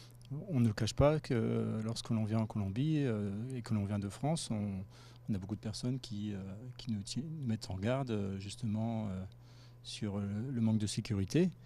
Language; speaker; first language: French; native; French